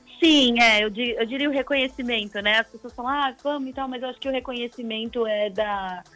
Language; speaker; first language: Portuguese; native; Portuguese